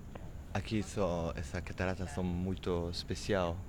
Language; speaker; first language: Spanish; non-native, learner; French